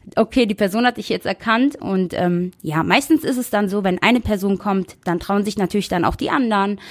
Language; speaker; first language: German; native; German